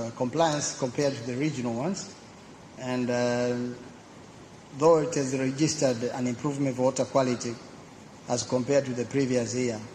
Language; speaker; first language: English; non-native, local second language; Swahili